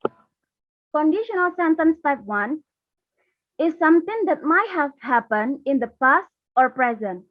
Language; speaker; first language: English; non-native, learner; Indonesian